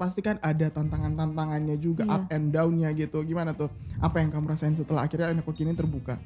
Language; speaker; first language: Indonesian; native; Indonesian